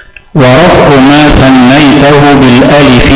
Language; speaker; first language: Arabic; non-native, fluent; Indonesian